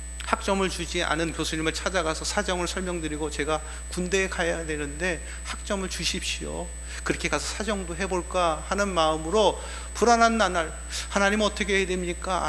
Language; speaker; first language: Korean; native; Korean